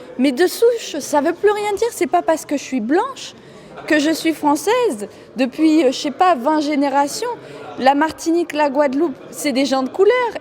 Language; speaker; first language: French; native; French